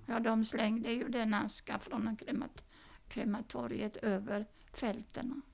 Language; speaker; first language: Swedish; non-native, fluent; Yiddish